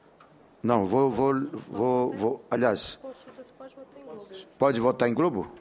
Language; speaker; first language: Portuguese; native; Portuguese